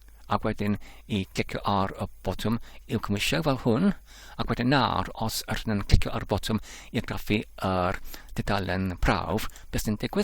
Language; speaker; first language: Welsh; non-native, learner; English